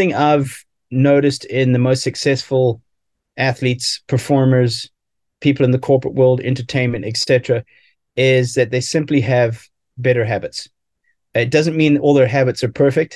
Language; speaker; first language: English; native; English